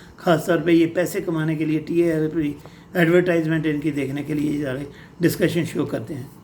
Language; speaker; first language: Hindi; non-native, local second language; Punjabi